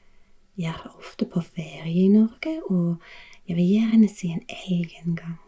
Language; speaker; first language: Norwegian; non-native, learner; German